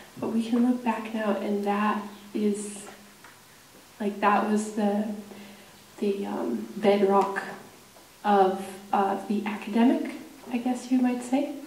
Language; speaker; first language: English; native; English